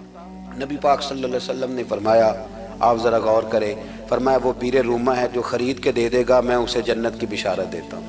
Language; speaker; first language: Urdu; non-native, local second language; Punjabi